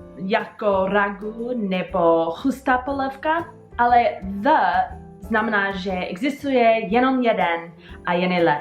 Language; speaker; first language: Czech; non-native, learner; English